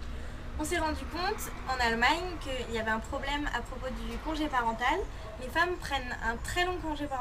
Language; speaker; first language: French; native; French